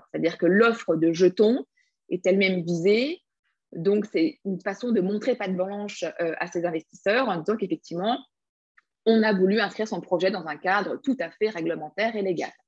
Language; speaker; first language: French; native; French